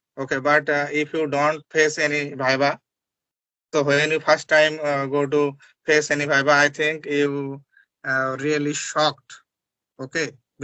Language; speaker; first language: English; non-native, learner; Bangla